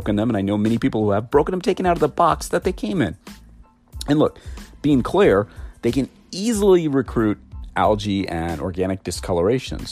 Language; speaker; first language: English; native; English